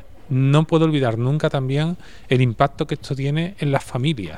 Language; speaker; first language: Spanish; native; Spanish